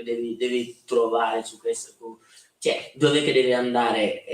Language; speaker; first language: Italian; non-native, fluent; Wolof